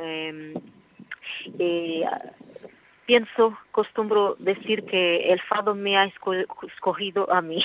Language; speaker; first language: Spanish; non-native, learner; Portuguese